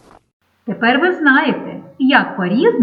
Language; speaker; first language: Ukrainian; native; Ukrainian